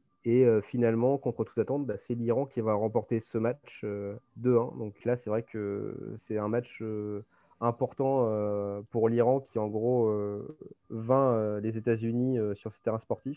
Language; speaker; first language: French; native; French